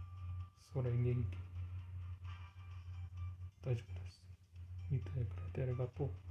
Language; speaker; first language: Japanese; non-native, learner; English